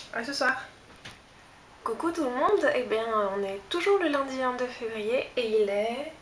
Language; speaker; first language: French; native; French